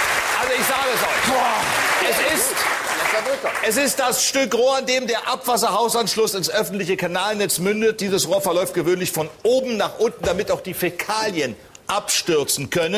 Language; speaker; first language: German; native; German